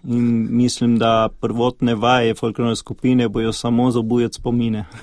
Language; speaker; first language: Slovenian; early bilingual, heritage; Slovenian